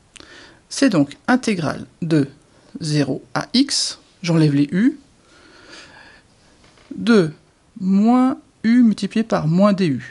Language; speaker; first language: French; native; French